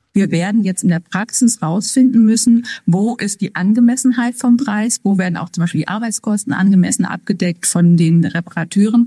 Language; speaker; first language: German; native; German